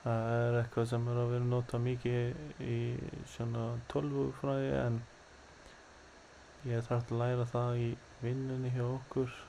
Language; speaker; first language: Icelandic; non-native, learner; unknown